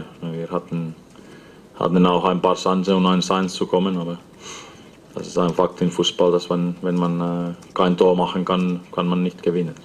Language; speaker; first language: German; non-native, fluent; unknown